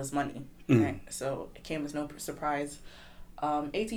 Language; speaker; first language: English; non-native, local second language; Kinyarwanda